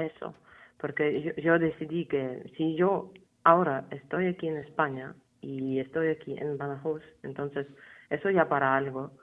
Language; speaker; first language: Spanish; non-native, fluent; Ukrainian